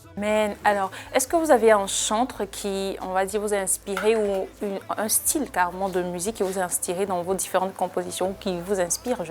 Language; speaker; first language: French; native; French